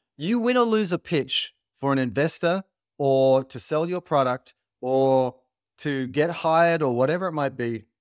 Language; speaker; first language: English; native; English